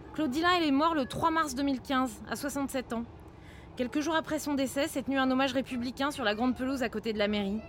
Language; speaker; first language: French; native; French